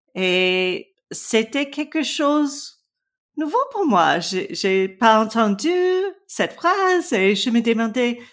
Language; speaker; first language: French; non-native, learner; English